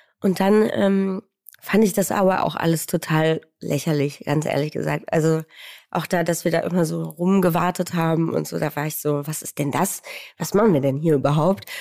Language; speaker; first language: German; native; German